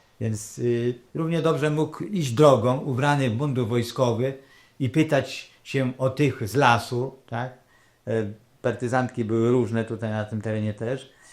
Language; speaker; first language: Polish; non-native, local second language; Rusyn